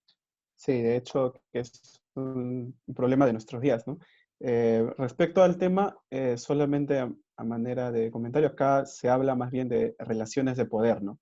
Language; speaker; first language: Spanish; native; Spanish